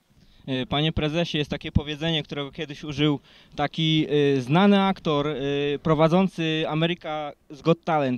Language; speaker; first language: Polish; native; Polish